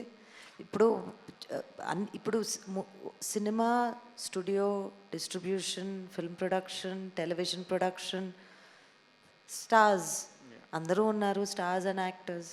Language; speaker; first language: Telugu; native; Telugu